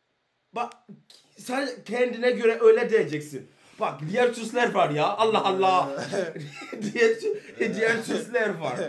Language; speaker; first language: Turkish; non-native, learner; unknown